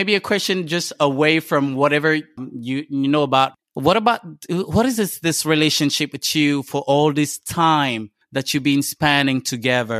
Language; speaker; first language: English; non-native, fluent; French